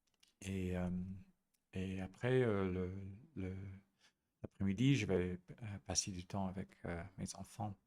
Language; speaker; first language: French; non-native, learner; English